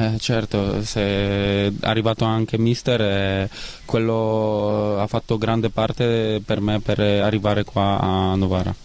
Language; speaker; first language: Italian; non-native, fluent; Polish